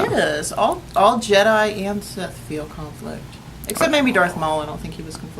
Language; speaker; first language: English; native; English